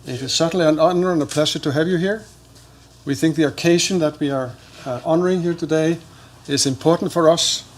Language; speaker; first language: English; non-native, fluent; Icelandic